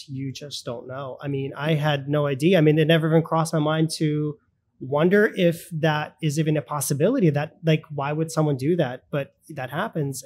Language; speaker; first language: English; early bilingual, other home language; Russian